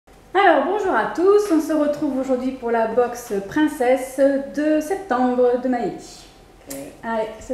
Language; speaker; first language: French; native; French